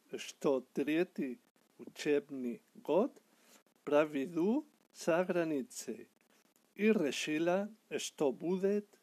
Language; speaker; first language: Russian; non-native, learner; Spanish